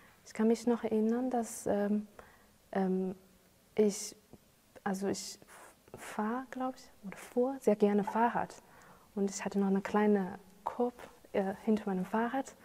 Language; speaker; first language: German; non-native, fluent; Chinese